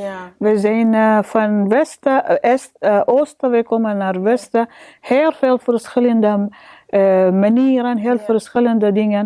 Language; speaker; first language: Dutch; non-native, learner; Arabic